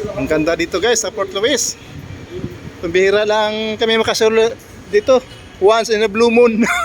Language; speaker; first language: Filipino; non-native, local second language; Cebuano